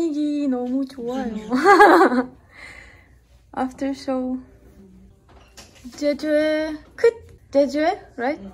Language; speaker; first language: Korean; non-native, learner; Ukrainian